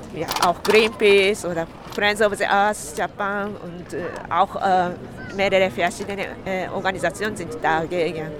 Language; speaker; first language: German; non-native, fluent; Japanese